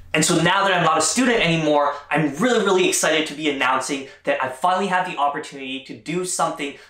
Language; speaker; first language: English; native; English